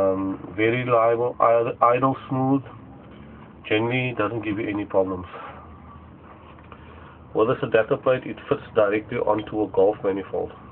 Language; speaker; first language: English; native; English